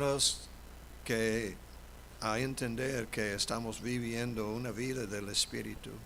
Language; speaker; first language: Spanish; non-native, fluent; English